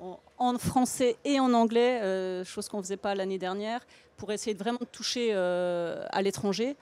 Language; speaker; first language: French; native; French